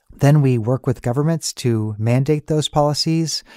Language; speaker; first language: English; native; English